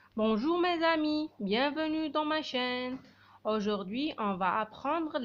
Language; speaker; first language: French; non-native, local second language; Arabic